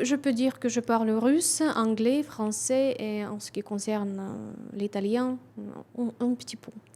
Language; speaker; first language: French; non-native, fluent; Russian